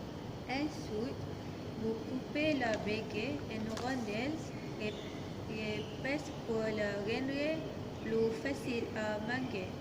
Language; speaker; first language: French; non-native, learner; Malay